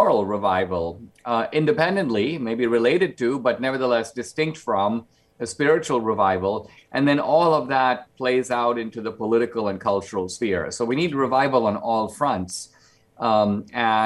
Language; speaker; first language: English; non-native, local second language; Konkani